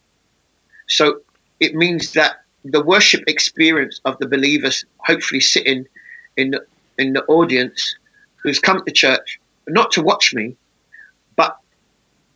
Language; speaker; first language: English; native; English